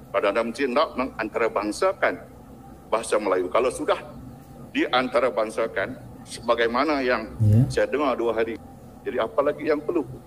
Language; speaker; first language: Malay; non-native, local second language; Iban